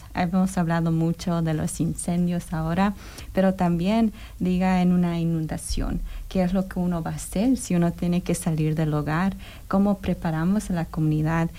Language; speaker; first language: Spanish; early bilingual, heritage; Spanish